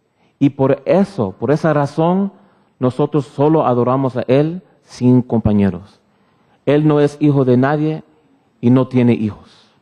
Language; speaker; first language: Spanish; early bilingual, heritage; Spanish